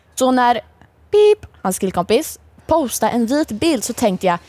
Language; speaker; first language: Swedish; native; Swedish